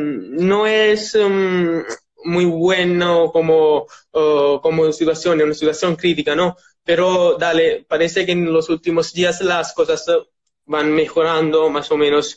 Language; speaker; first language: Spanish; non-native, learner; Italian